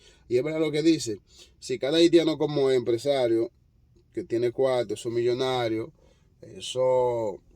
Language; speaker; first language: Spanish; non-native, fluent; Haitian Creole